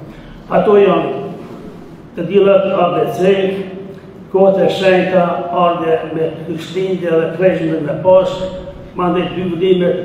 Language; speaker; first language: Albanian; native; Albanian